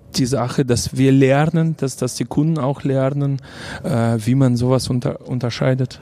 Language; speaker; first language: German; non-native, fluent; Romanian